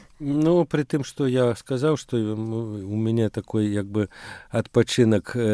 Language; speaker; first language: Belarusian; non-native, local second language; Russian